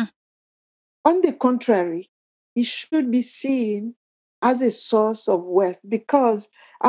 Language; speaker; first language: English; non-native, fluent; Akan